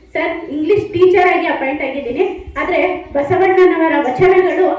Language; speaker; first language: Kannada; non-native, local second language; Urdu